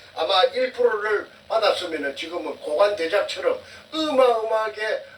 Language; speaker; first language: Korean; native; Korean